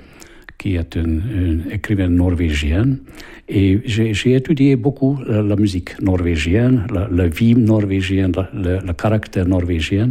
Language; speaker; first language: French; non-native, fluent; Hungarian